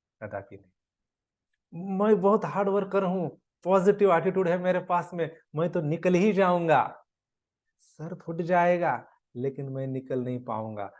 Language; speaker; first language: Hindi; non-native, local second language; Marathi